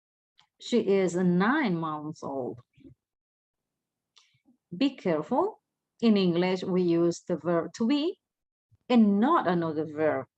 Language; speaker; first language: English; non-native, fluent; Spanish